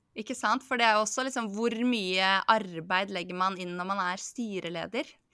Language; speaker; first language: Norwegian; native; Norwegian